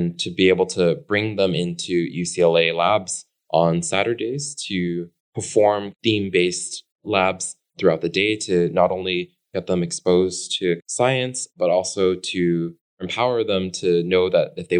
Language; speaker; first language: English; native; English